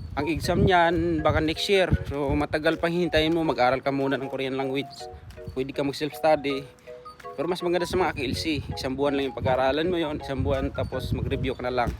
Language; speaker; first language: Filipino; native; Filipino